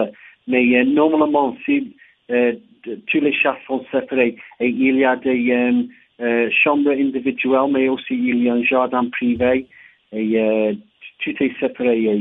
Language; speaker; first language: French; non-native, learner; English